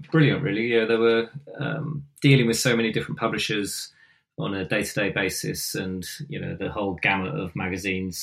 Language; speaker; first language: English; native; English